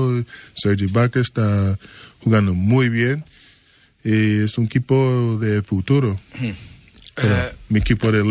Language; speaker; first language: Spanish; non-native, learner; English